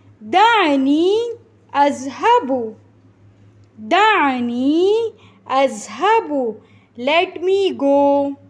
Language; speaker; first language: Arabic; non-native, fluent; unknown